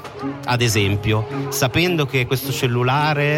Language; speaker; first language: Italian; native; Italian